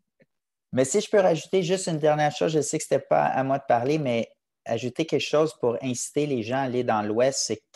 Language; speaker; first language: French; native; French